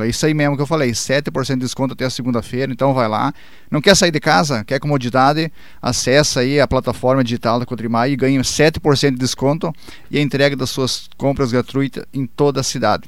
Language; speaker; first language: Portuguese; native; Portuguese